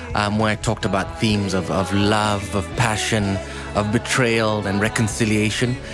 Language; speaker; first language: English; non-native, local second language; Kikuyu